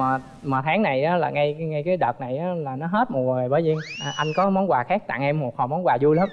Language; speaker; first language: Vietnamese; native; Vietnamese